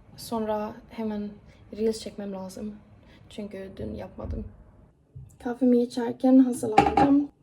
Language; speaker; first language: Turkish; non-native, fluent; Persian